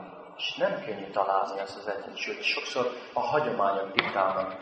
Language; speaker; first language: Hungarian; non-native, fluent; English